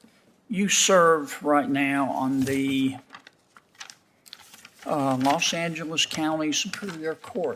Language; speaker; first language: English; native; English